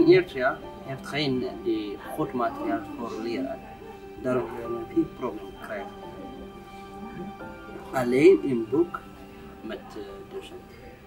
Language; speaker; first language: Dutch; non-native, learner; Tigrinya